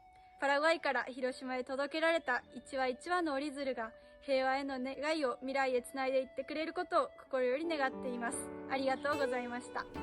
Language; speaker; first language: Japanese; early bilingual, heritage; Japanese